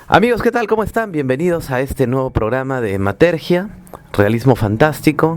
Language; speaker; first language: Spanish; native; Spanish